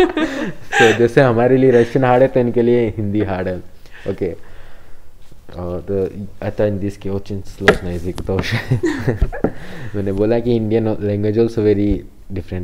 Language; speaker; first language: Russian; non-native, learner; Hindi